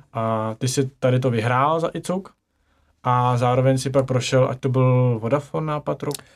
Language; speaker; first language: Czech; native; Czech